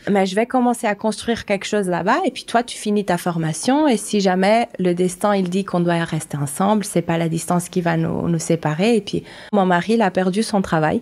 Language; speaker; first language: French; non-native, fluent; Portuguese